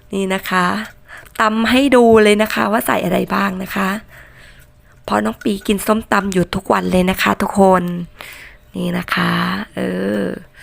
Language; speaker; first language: Thai; non-native, local second language; Northern Khmer